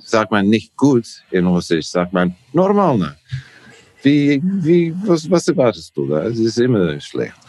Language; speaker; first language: German; non-native, learner; English